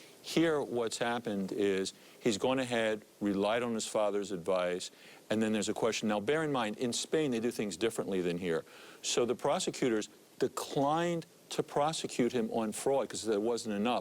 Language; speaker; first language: English; native; English